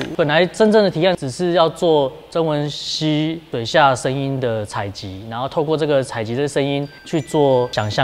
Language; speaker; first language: Chinese; native; Chinese